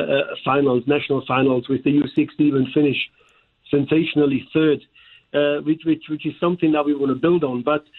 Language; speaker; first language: English; non-native, fluent; German